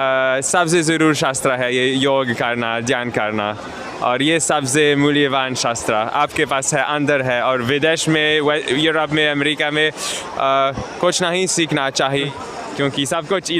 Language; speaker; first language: Hindi; non-native, learner; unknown